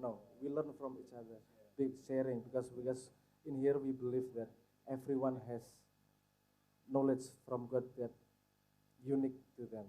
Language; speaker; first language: English; non-native, fluent; Indonesian